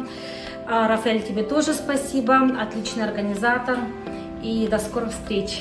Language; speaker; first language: Russian; native; Russian